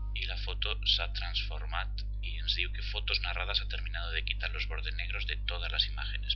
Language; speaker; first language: Spanish; non-native, local second language; Catalan